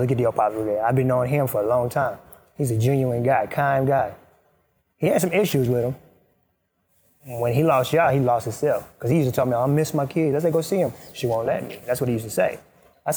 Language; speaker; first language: English; non-native, fluent; Arabic